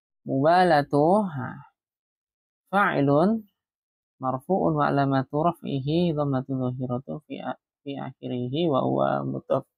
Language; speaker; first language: Arabic; non-native, fluent; Indonesian